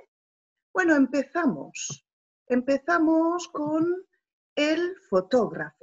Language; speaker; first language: Spanish; non-native, fluent; French